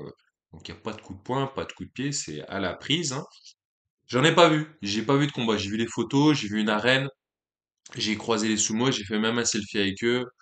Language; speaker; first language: French; native; French